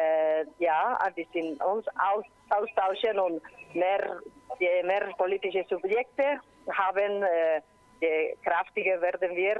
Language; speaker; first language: German; non-native, learner; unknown